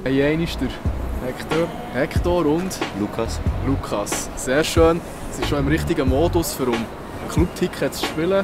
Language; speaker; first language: German; native; German